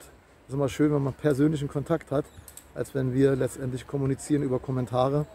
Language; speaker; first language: German; native; German